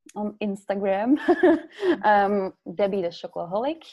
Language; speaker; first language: English; non-native, fluent; Dutch